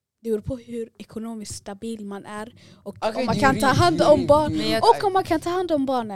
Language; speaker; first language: Swedish; early bilingual, other home language; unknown